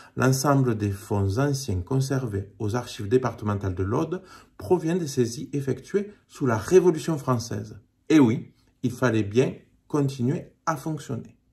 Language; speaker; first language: French; native; French